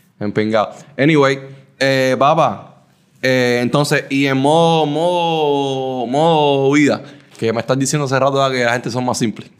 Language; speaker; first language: Spanish; early bilingual, heritage; Spanish